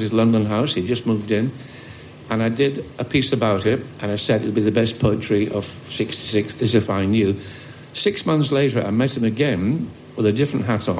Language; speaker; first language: English; native; English